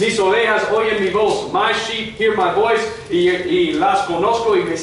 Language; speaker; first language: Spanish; non-native, fluent; English